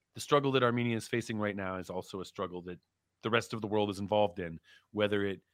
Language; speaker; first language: English; early bilingual, other home language; Turkish